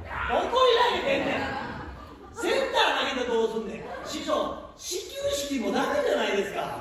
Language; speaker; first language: Japanese; native; Japanese